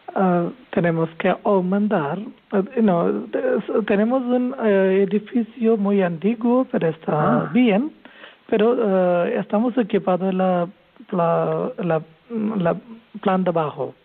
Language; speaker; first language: Spanish; non-native, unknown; Malayalam